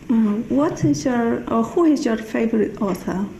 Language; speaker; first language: English; non-native, learner; Spanish